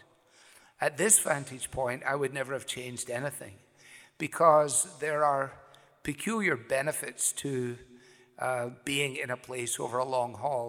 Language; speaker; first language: English; native; English